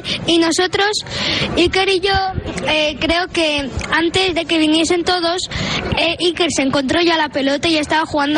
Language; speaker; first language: Spanish; native; Spanish